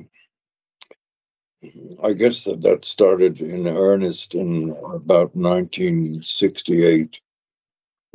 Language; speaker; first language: English; native; English